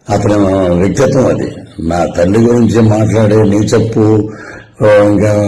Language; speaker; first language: Telugu; native; Telugu